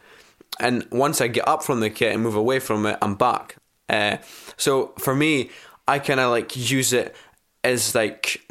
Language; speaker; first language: English; native; English